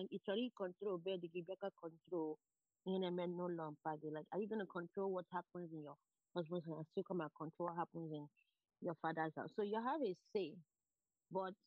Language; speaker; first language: English; non-native, local second language; Igbo